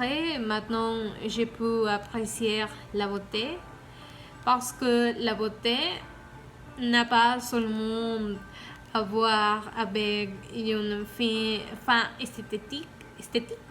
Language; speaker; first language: French; non-native, learner; Spanish